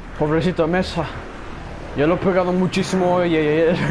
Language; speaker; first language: Spanish; non-native, learner; English